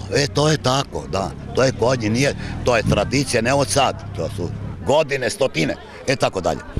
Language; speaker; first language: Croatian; early bilingual, heritage; Serbian